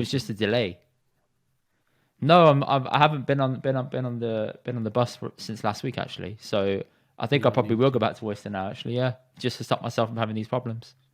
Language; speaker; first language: English; early bilingual, other home language; Punjabi